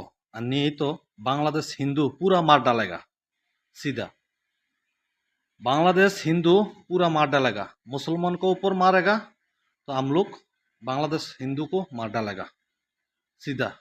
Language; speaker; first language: Hindi; non-native, learner; Bangla